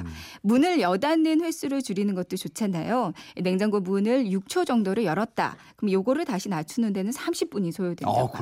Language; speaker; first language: Korean; native; Korean